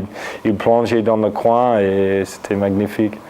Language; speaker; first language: French; non-native, fluent; English